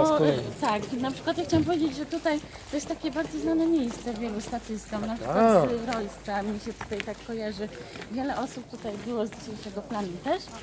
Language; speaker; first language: Polish; native; Polish